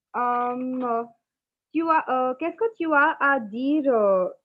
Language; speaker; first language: French; non-native, fluent; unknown